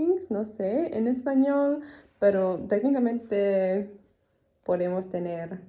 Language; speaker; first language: Spanish; non-native, learner; English